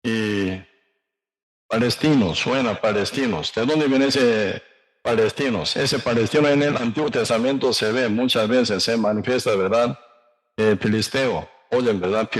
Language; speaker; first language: Spanish; non-native, learner; Korean